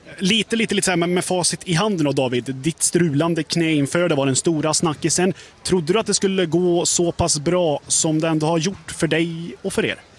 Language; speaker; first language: Swedish; native; Swedish